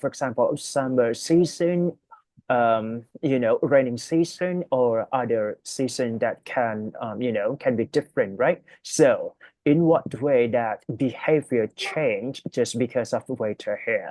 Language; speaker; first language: English; non-native, fluent; Thai